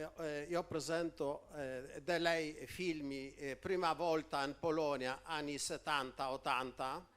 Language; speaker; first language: Italian; non-native, learner; Polish